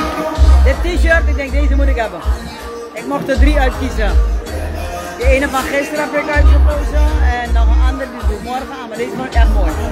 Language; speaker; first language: Dutch; native; Dutch